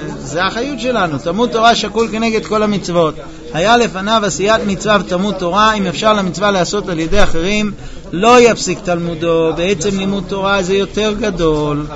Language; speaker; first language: Hebrew; non-native, fluent; English